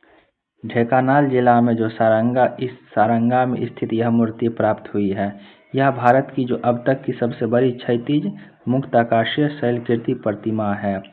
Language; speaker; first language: Hindi; native; Hindi